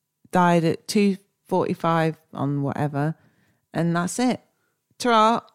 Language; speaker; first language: English; native; English